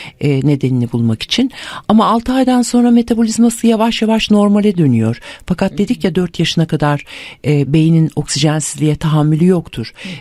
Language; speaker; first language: Turkish; native; Turkish